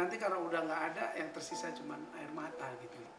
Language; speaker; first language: Indonesian; native; Indonesian